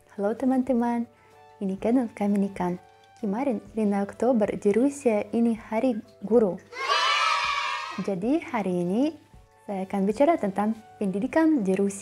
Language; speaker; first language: Indonesian; non-native, learner; Russian